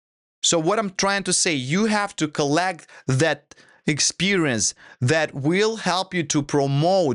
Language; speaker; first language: English; non-native, fluent; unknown